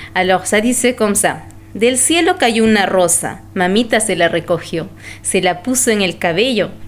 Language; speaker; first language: French; non-native, fluent; Spanish